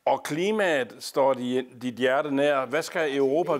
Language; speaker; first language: Danish; native; Danish